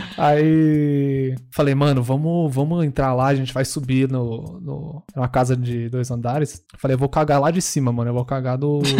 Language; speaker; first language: Portuguese; early bilingual, other home language; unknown